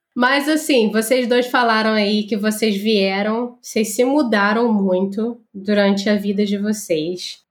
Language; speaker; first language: Portuguese; native; Portuguese